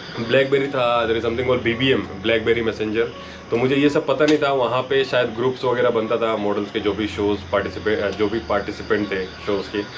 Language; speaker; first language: Hindi; non-native, local second language; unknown